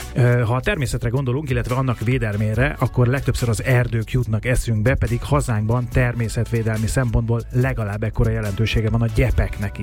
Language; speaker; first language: Hungarian; native; Hungarian